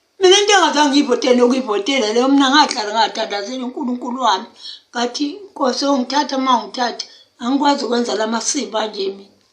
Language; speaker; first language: Zulu; native; Zulu